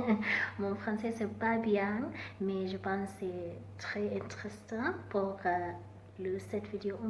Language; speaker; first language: French; non-native, learner; Southern Sotho